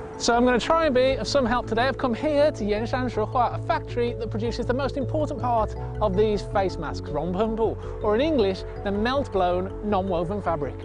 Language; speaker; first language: English; native; English